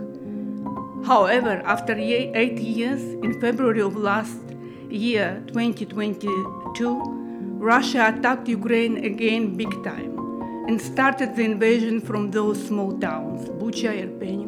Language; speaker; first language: English; non-native, learner; Russian